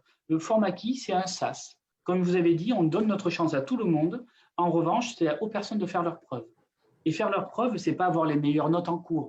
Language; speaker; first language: French; native; French